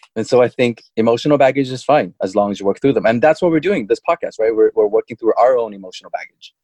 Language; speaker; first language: English; early bilingual, other home language; Chinese